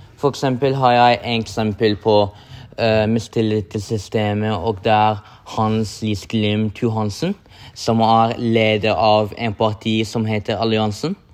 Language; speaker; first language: Norwegian; non-native, local second language; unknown